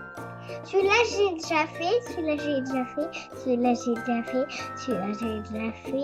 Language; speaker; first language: French; native; French